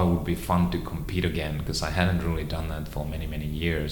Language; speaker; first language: English; non-native, fluent; Finnish